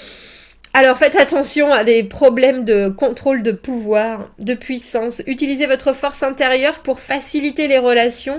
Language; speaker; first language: French; native; French